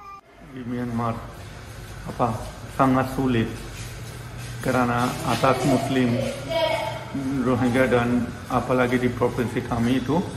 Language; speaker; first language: Indonesian; non-native, learner; Rohingya